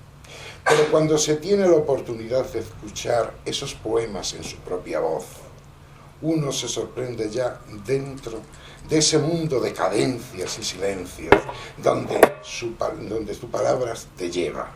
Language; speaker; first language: Spanish; native; Spanish